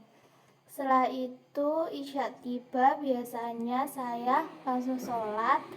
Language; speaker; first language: Indonesian; non-native, local second language; Javanese